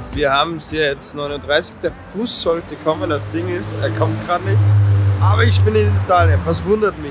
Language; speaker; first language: German; native; German